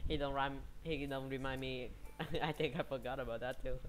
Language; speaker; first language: English; non-native, learner; Vietnamese